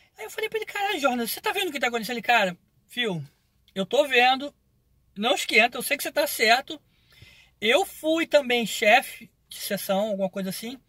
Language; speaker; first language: Portuguese; native; Portuguese